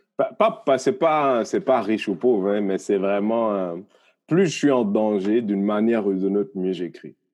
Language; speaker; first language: French; early bilingual, other home language; Haitian Creole